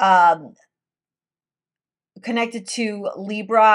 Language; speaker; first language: English; native; English